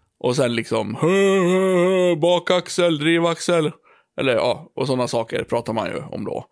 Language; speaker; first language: Swedish; native; Swedish